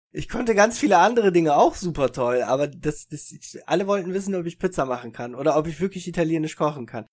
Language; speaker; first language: German; early bilingual, other home language; Italian